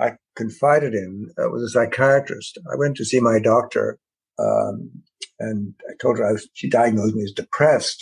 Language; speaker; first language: English; native; English